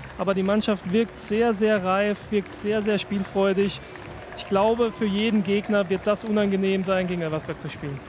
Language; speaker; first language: German; native; German